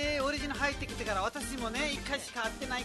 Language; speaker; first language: Japanese; non-native, fluent; Nepali